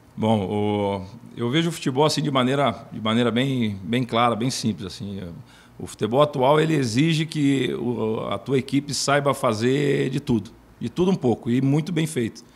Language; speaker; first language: Portuguese; native; Portuguese